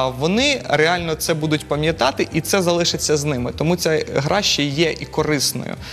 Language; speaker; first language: Ukrainian; non-native, local second language; Russian